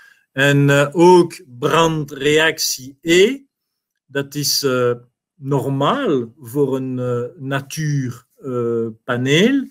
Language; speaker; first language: Dutch; non-native, learner; French